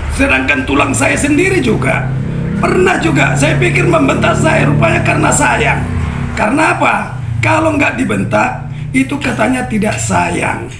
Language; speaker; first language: Indonesian; non-native, local second language; Batak Toba